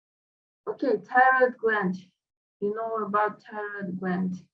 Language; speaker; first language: English; non-native, fluent; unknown